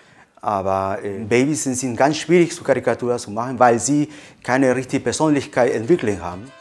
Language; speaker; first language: German; non-native, fluent; Spanish